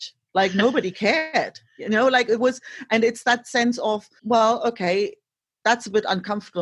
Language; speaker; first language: English; non-native, fluent; German